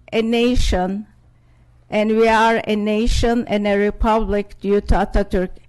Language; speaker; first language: English; non-native, fluent; Turkish